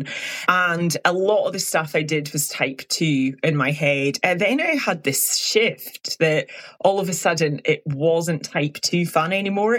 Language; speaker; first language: English; native; English